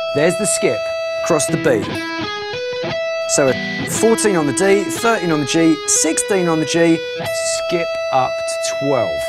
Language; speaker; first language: English; native; English